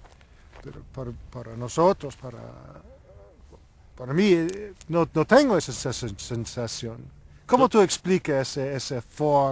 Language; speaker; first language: Spanish; non-native, learner; English